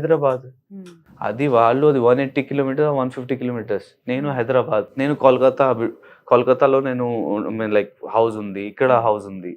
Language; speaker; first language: Telugu; non-native, learner; Hindi